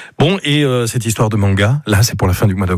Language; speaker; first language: French; native; French